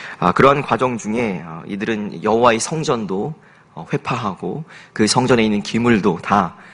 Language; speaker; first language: Korean; native; Korean